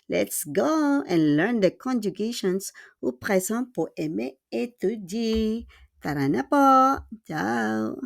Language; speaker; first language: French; non-native, fluent; Filipino